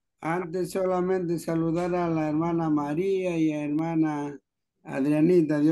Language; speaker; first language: Spanish; native; Spanish